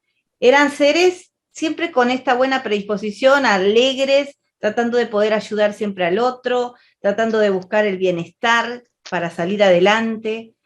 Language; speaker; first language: Spanish; native; Spanish